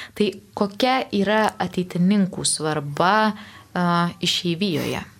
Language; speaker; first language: Lithuanian; native; Lithuanian